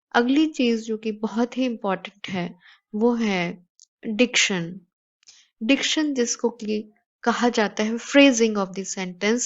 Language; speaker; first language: Urdu; native; Urdu